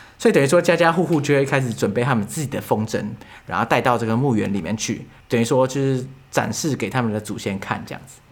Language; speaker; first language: Chinese; native; Chinese